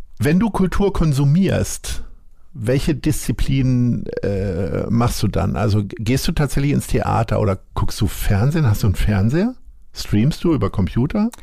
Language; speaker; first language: German; native; German